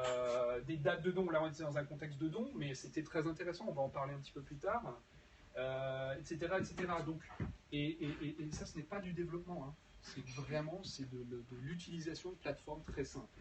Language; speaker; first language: French; native; French